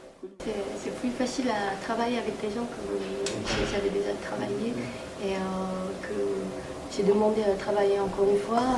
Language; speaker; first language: French; non-native, fluent; Korean